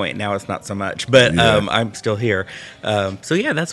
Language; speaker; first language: English; native; English